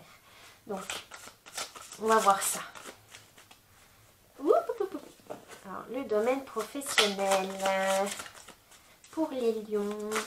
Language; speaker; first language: French; native; French